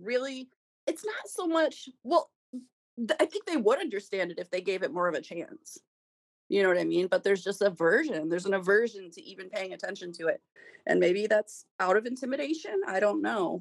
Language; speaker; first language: English; native; English